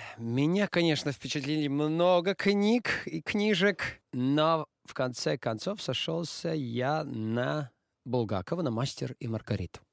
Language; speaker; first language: Russian; non-native, local second language; Latvian